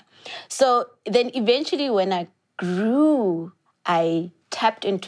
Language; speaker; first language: English; non-native, local second language; Southern Sotho